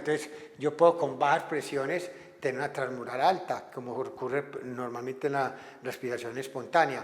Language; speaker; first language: Spanish; native; Spanish